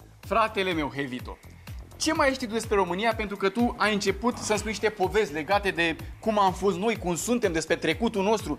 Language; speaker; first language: Romanian; native; Romanian